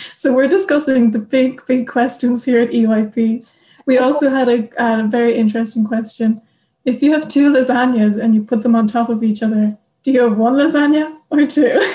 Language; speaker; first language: English; native; English